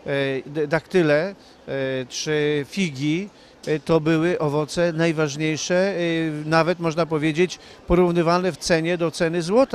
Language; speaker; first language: Polish; native; Polish